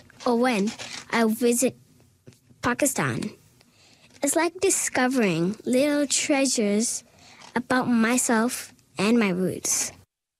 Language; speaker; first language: English; non-native, local second language; Urdu